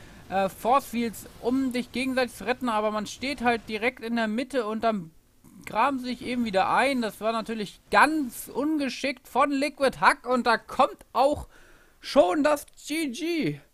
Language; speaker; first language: German; native; German